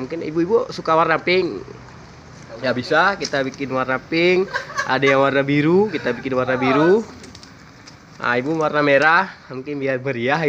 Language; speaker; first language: Indonesian; native; Indonesian